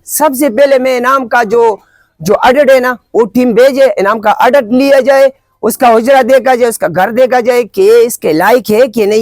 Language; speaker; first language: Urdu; non-native, local second language; Pashto